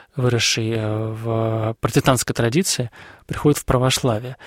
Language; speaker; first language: Russian; native; Russian